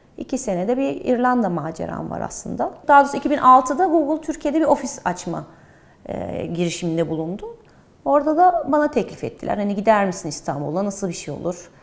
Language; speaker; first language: Turkish; early bilingual, heritage; Turkish